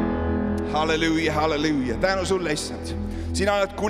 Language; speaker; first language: Estonian; native; Estonian